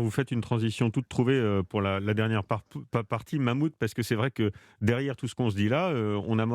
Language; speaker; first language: French; native; French